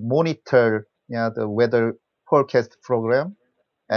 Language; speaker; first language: English; non-native, learner; Korean